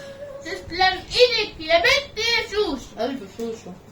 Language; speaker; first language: Arabic; native; Arabic